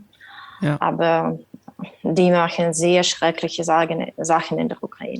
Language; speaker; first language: German; non-native, learner; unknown